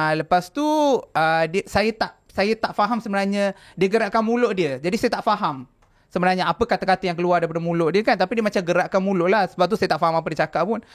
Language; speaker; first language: Malay; non-native, local second language; Tamil